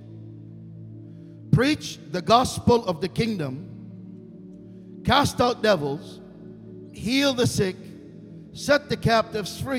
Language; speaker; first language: English; non-native, fluent; Hebrew